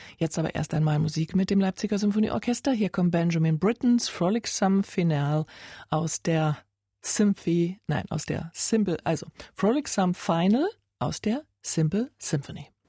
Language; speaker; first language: German; native; German